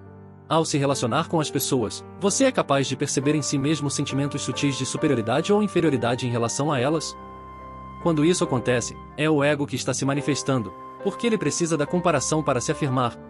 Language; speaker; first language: Portuguese; native; Portuguese